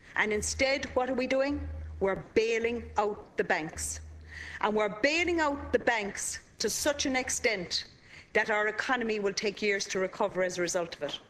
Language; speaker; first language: English; native; English